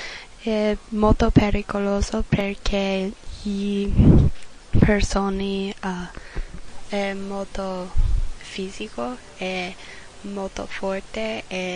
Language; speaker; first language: Italian; non-native, learner; English